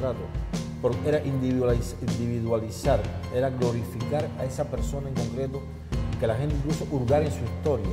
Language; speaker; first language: Spanish; native; Spanish